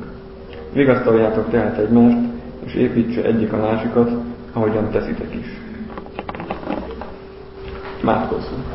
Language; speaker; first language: Hungarian; native; Hungarian